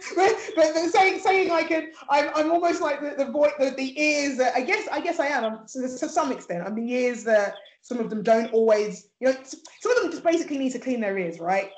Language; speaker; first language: English; early bilingual, other home language; Yoruba